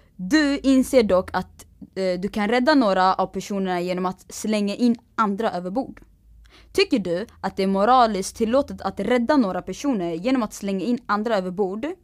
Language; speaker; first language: Swedish; early bilingual, other home language; Tigrinya